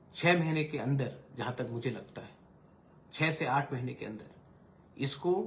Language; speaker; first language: Hindi; non-native, local second language; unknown